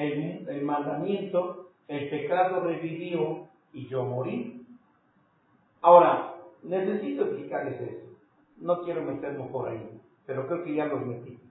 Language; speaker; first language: Spanish; native; Spanish